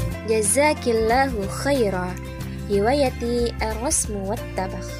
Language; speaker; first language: Arabic; non-native, learner; Indonesian